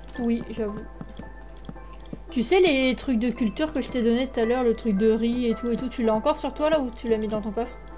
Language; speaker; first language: French; native; French